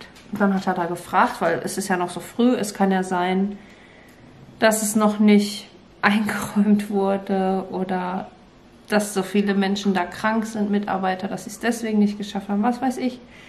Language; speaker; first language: German; native; German